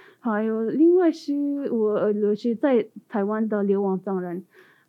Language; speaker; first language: Chinese; non-native, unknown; Tibetan